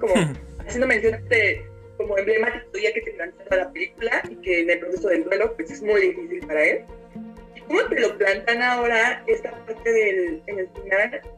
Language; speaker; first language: Spanish; native; Spanish